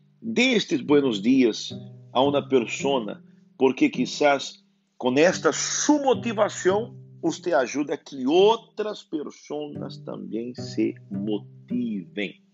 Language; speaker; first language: Portuguese; non-native, learner; Spanish